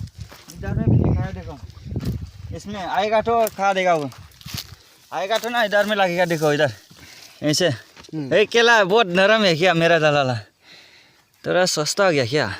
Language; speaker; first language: Hindi; non-native, local second language; Bodo